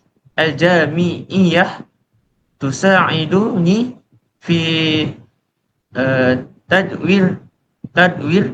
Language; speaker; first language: Arabic; non-native, learner; Malay